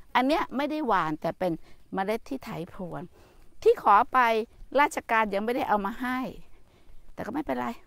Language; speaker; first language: Thai; native; Thai